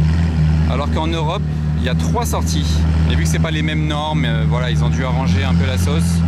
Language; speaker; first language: French; native; French